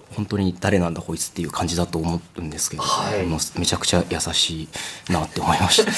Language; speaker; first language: Japanese; native; Japanese